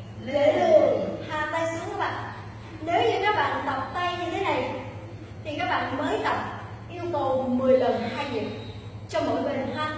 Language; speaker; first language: Vietnamese; native; Vietnamese